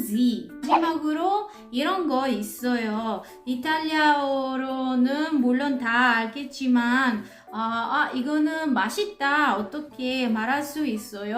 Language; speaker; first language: Korean; non-native, learner; Italian